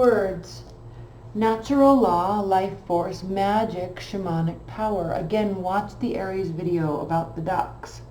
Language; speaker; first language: English; native; English